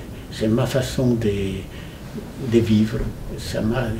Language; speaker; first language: French; non-native, fluent; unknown